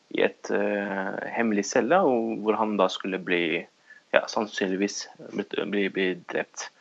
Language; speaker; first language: Norwegian; early bilingual, other home language; Arabic